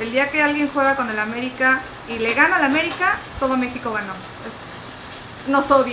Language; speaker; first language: Spanish; native; Spanish